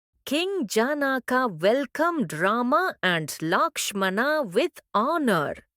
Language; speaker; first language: English; non-native, local second language; Tamil